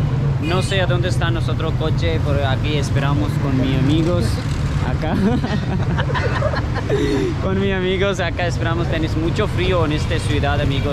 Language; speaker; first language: Spanish; non-native, learner; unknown